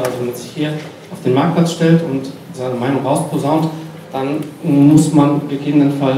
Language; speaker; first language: German; native; German